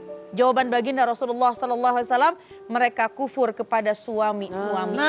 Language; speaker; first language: Indonesian; native; Indonesian